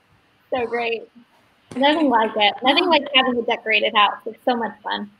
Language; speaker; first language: English; native; English